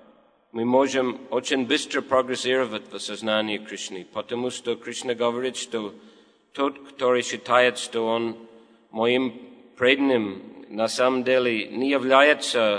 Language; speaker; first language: Russian; non-native, learner; English